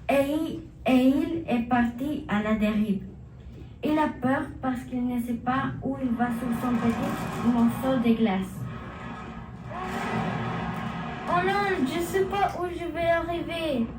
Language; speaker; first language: French; non-native, learner; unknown